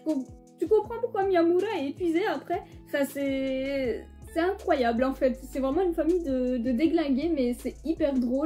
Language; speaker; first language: French; native; French